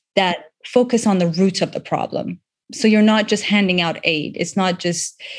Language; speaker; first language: English; non-native, local second language; Persian